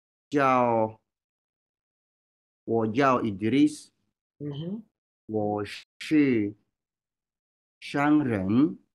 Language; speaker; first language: Chinese; non-native, learner; Swahili